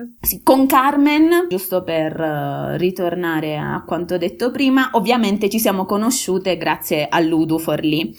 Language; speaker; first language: Italian; native; Italian